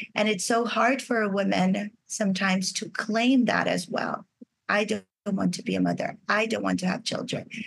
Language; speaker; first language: English; non-native, fluent; Portuguese